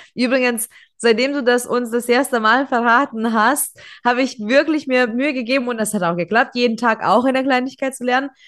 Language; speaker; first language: German; native; German